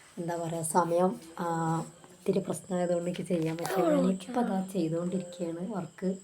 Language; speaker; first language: Malayalam; native; Malayalam